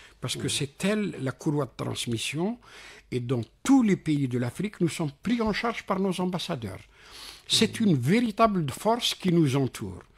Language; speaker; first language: French; non-native, local second language; Arabic